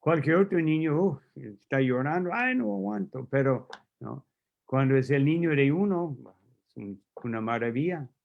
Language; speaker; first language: Spanish; non-native, fluent; English